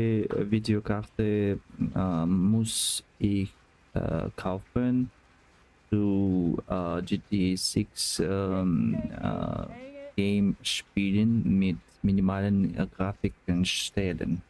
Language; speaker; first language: German; non-native, learner; Russian